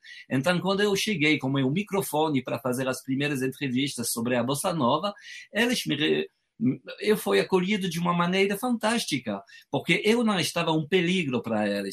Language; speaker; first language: Portuguese; non-native, fluent; French